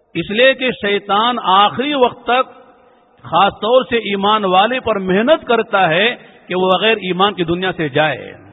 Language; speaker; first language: Urdu; native; Urdu